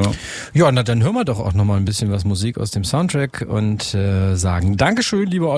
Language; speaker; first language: German; native; German